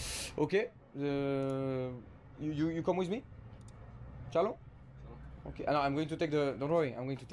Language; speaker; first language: English; non-native, learner; French